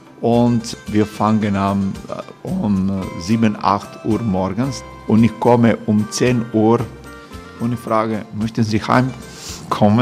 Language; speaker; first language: German; non-native, fluent; Croatian